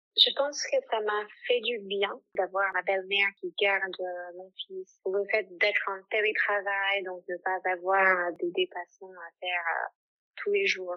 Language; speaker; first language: French; non-native, fluent; English